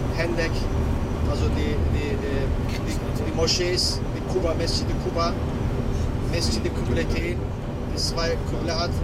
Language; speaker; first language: German; non-native, learner; Turkish